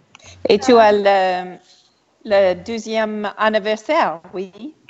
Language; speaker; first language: French; non-native, learner; English